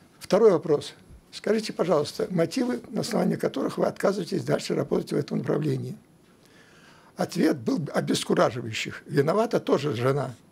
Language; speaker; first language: Russian; native; Russian